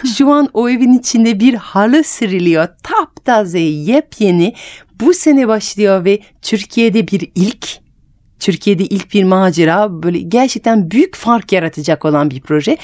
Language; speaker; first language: Turkish; non-native, fluent; French